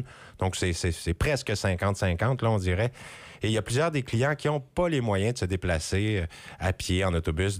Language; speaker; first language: French; native; French